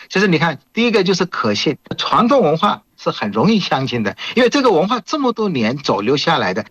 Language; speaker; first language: Chinese; non-native, fluent; Bangla